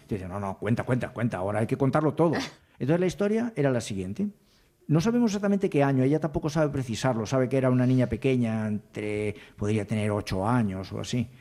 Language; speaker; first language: Spanish; native; Spanish